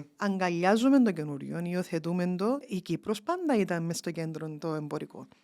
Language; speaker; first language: Greek; early bilingual, heritage; Greek